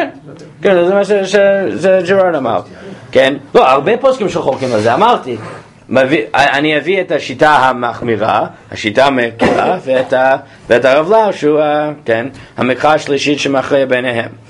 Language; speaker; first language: Hebrew; non-native, fluent; English